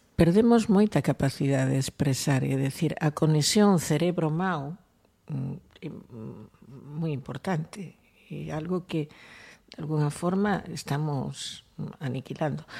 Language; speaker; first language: Galician; non-native, local second language; Spanish